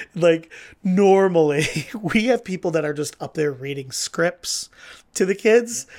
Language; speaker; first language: English; native; English